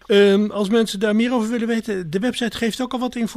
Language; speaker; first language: Dutch; native; Dutch